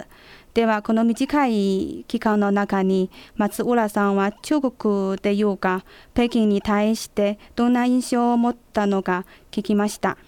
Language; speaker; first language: Japanese; non-native, fluent; Chinese